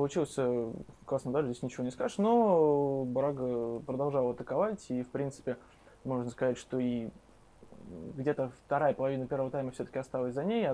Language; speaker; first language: Russian; native; Russian